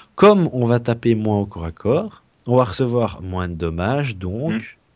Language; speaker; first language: French; native; French